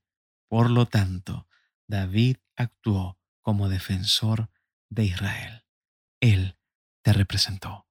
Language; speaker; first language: Spanish; native; Spanish